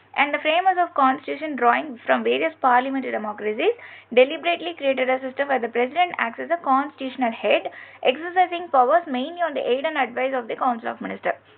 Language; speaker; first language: English; non-native, local second language; Tamil